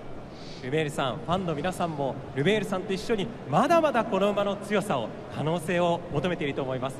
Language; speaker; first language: Japanese; native; Japanese